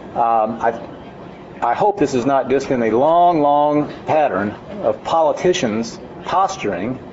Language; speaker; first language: English; native; English